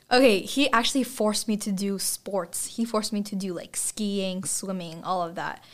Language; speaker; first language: English; non-native, fluent; Russian